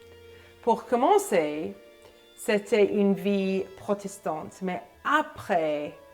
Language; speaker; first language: French; non-native, fluent; English